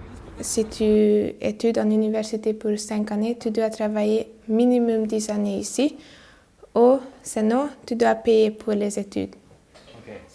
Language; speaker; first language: French; non-native, learner; Hungarian